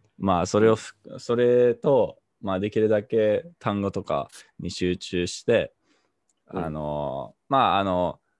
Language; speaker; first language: Japanese; non-native, fluent; English